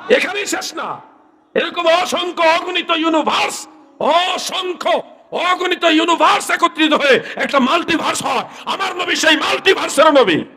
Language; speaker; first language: Bangla; native; Bangla